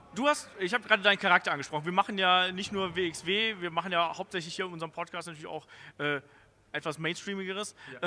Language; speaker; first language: German; native; German